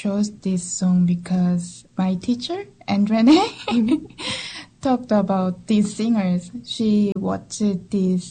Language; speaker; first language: English; non-native, learner; Korean